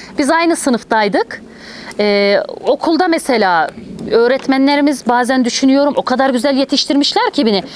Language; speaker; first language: Turkish; native; Turkish